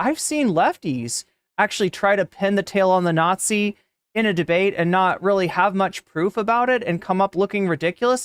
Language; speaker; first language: English; native; English